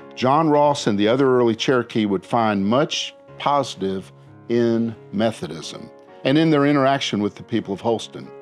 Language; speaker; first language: English; native; English